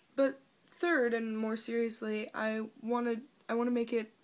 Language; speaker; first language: English; native; English